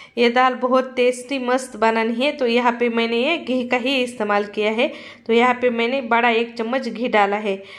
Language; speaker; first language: Hindi; non-native, local second language; Marathi